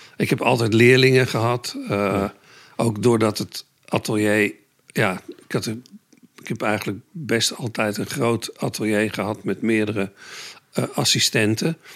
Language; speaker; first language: Dutch; native; Dutch